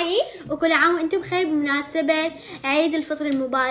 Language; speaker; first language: Arabic; native; Arabic